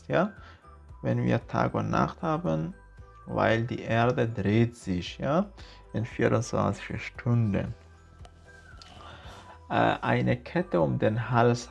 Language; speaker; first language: German; non-native, fluent; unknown